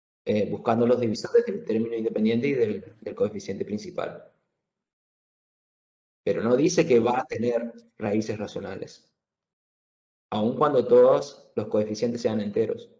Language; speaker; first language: Spanish; native; Spanish